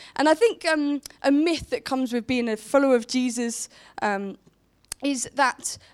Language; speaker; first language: English; native; English